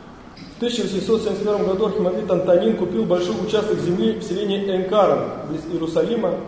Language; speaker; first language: Russian; native; Russian